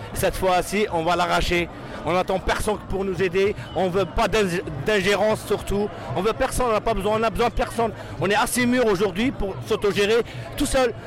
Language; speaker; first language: French; non-native, local second language; Arabic